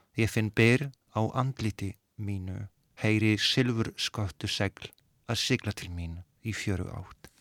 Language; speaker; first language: Icelandic; non-native, fluent; Polish